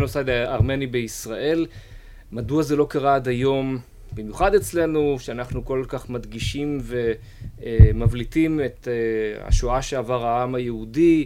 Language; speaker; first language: Hebrew; native; Hebrew